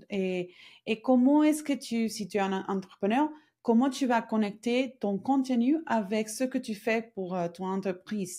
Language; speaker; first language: French; non-native, fluent; Spanish